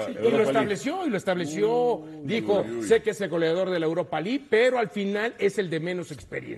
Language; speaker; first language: Spanish; native; Spanish